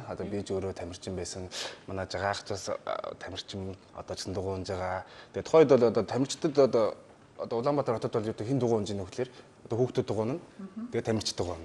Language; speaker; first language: Mongolian; native; Mongolian